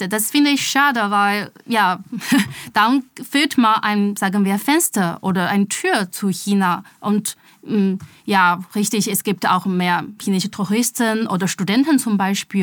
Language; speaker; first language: German; non-native, fluent; Chinese